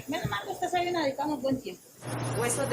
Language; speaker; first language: Spanish; native; Spanish